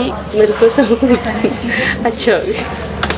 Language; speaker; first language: Hindi; non-native, local second language; Malayalam